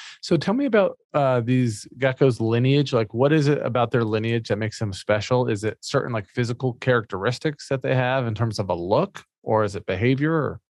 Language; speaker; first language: English; native; English